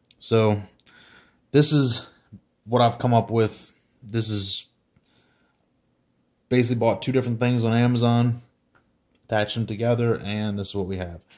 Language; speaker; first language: English; native; English